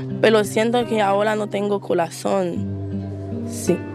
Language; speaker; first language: Spanish; non-native, learner; Haitian Creole